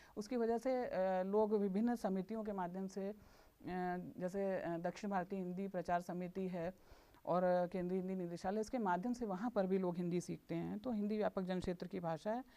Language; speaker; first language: Hindi; native; Hindi